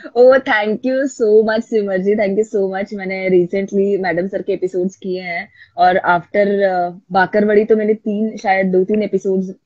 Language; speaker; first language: Hindi; non-native, local second language; Marathi